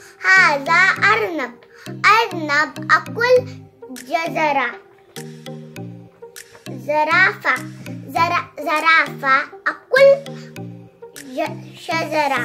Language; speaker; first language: Arabic; non-native, learner; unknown